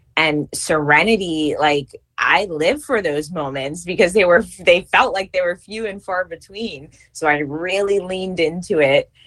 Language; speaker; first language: English; native; English